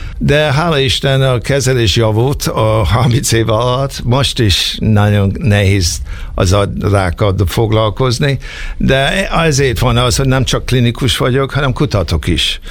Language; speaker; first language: Hungarian; early bilingual, heritage; Hungarian